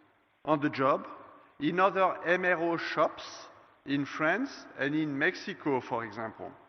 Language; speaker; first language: English; non-native, fluent; French